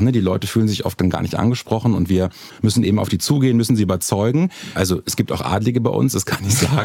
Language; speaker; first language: German; native; German